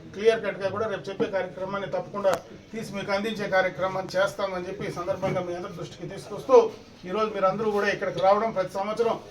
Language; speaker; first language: Telugu; native; Telugu